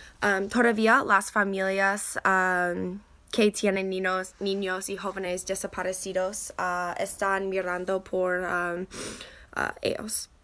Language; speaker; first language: Spanish; non-native, learner; English